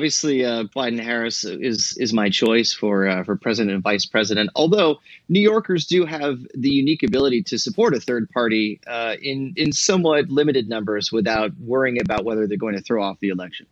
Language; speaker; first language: English; native; English